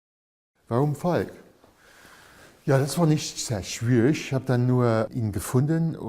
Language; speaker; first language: German; non-native, fluent; English